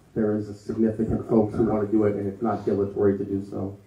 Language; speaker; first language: English; native; English